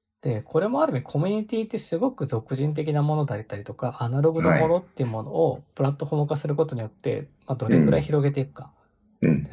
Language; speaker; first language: Japanese; native; Japanese